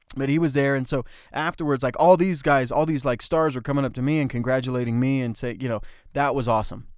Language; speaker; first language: English; native; English